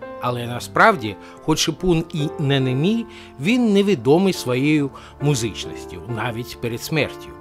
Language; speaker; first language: Ukrainian; non-native, local second language; Russian